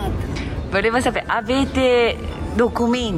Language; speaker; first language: Italian; non-native, fluent; Japanese